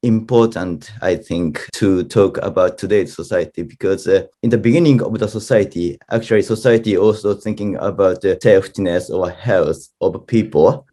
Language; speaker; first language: English; non-native, learner; Japanese